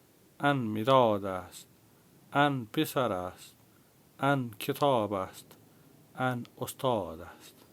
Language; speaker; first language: Persian; non-native, fluent; Urdu